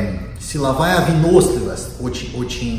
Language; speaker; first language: Russian; non-native, learner; Portuguese